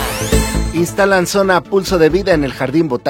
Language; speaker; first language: Spanish; native; Spanish